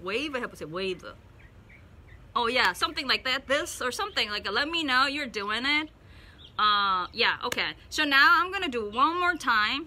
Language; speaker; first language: English; non-native, fluent; Korean